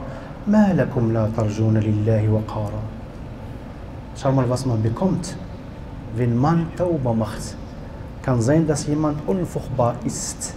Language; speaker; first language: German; non-native, learner; Arabic